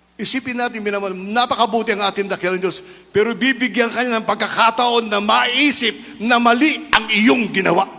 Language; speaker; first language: Filipino; non-native, local second language; Iloko